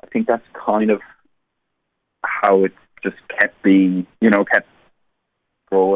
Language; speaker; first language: English; native; English